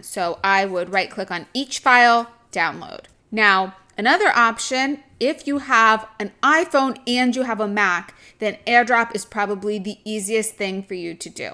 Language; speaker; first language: English; native; English